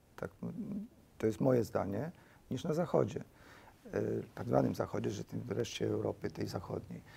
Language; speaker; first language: Polish; early bilingual, heritage; Polish